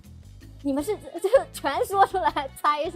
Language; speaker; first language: Chinese; native; Chinese